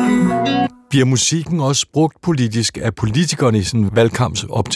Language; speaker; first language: Danish; native; Danish